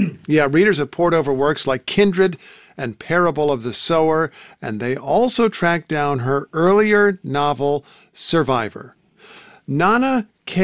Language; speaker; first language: English; native; English